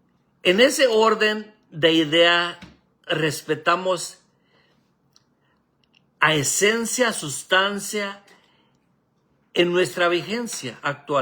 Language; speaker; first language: Spanish; native; Spanish